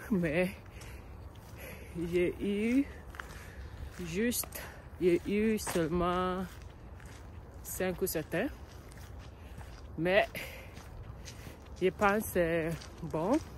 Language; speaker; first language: French; non-native, learner; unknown